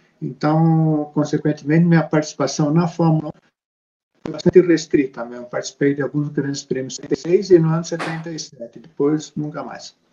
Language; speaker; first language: Portuguese; native; Portuguese